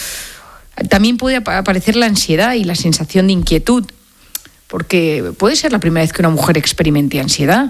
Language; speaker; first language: Spanish; native; Spanish